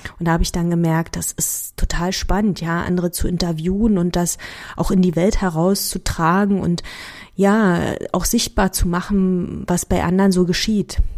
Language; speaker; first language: German; native; German